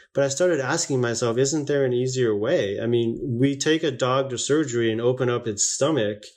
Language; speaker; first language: English; native; English